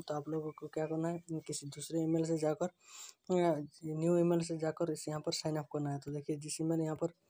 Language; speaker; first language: Hindi; native; Hindi